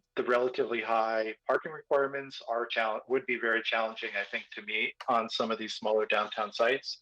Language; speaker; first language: English; native; English